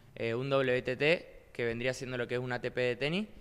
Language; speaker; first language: Spanish; native; Spanish